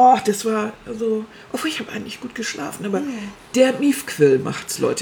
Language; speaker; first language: German; native; German